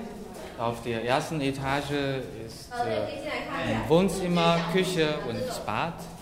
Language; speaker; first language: German; non-native, fluent; Chinese